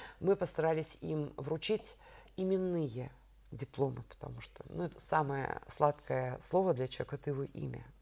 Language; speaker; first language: Russian; native; Russian